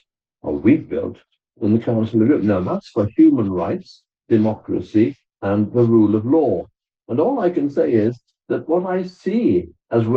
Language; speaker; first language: English; native; English